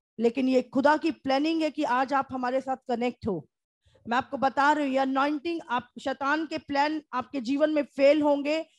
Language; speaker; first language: Hindi; native; Hindi